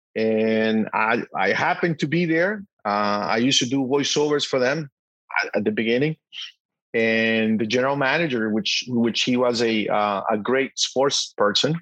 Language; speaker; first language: English; non-native, fluent; Spanish